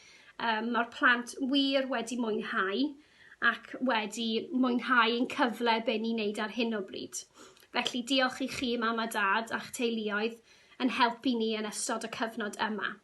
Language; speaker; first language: Welsh; non-native, local second language; English